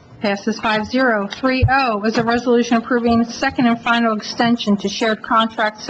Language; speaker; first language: English; native; English